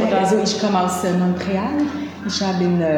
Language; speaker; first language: German; non-native, learner; French